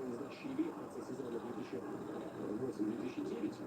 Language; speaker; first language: Russian; native; Russian